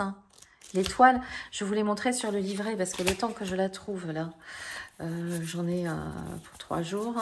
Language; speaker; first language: French; native; French